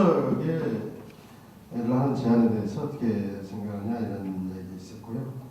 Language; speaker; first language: Korean; native; Korean